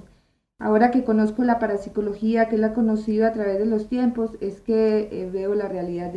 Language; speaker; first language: Spanish; native; Spanish